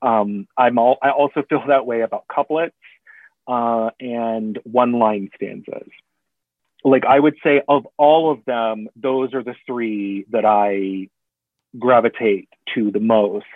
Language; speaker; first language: English; native; English